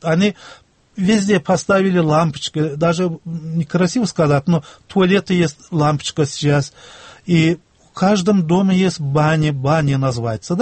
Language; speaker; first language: Russian; non-native, local second language; Turkmen